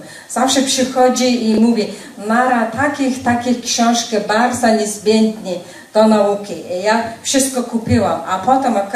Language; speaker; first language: Polish; non-native, fluent; Mongolian